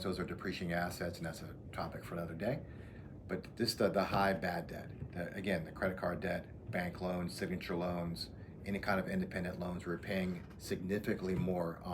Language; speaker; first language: English; native; English